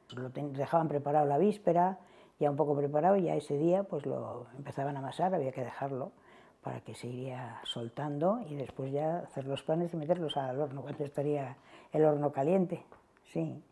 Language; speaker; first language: Spanish; native; Spanish